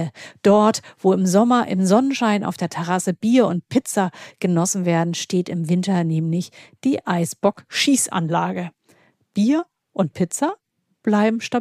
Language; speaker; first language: German; native; German